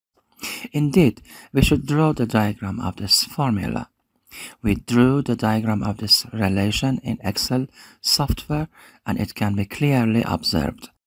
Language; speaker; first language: English; non-native, fluent; Persian